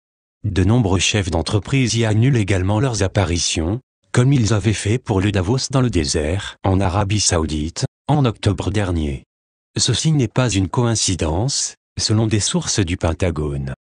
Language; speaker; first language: French; native; French